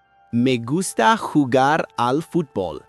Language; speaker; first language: Spanish; non-native, learner; English